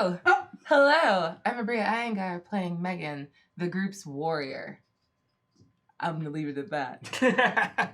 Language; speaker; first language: English; native; English